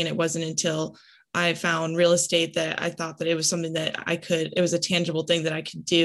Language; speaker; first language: English; native; English